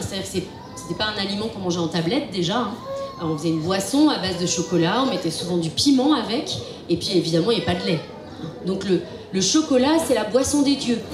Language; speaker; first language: French; native; French